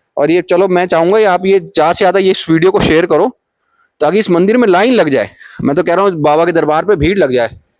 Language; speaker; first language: Hindi; native; Hindi